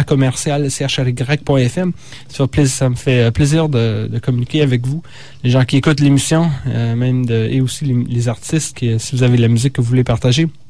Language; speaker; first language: French; native; French